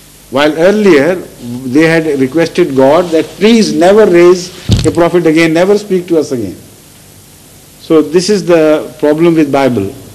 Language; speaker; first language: English; non-native, local second language; Urdu